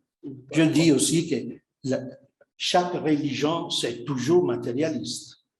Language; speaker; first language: French; non-native, fluent; Italian